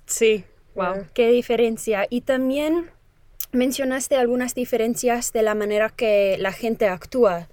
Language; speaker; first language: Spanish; non-native, fluent; English